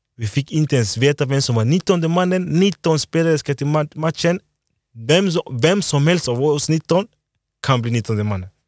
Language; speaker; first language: Swedish; early bilingual, other home language; Lingala